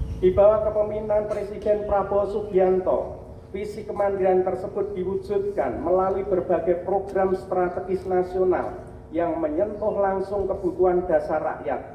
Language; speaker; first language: Indonesian; native; Indonesian